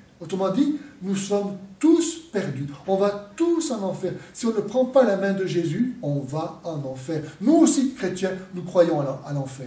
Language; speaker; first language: French; native; French